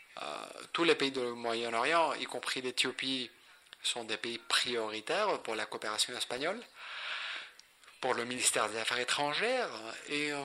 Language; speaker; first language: French; non-native, fluent; Spanish